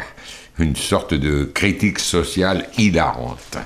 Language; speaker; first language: French; native; French